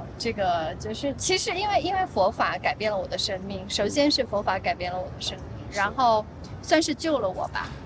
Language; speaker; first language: Chinese; native; Chinese